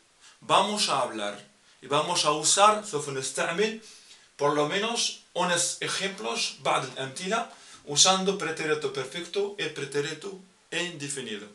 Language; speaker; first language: Spanish; non-native, fluent; Arabic